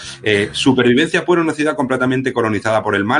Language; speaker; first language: Spanish; native; Spanish